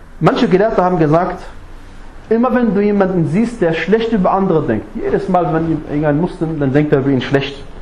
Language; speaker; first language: German; non-native, fluent; Arabic